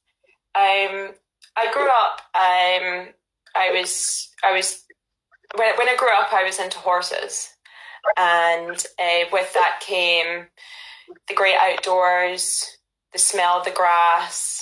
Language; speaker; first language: English; native; English